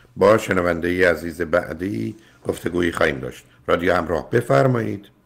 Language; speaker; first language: Persian; native; Persian